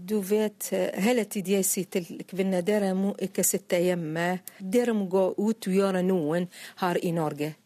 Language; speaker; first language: Norwegian; non-native, learner; Arabic